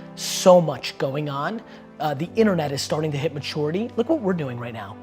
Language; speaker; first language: English; early bilingual, other home language; Russian